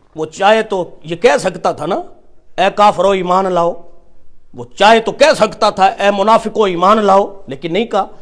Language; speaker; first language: Urdu; non-native, local second language; Punjabi